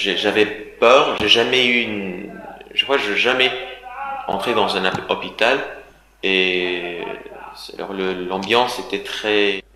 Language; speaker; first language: French; non-native, fluent; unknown